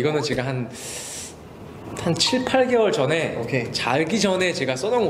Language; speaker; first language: Korean; native; Korean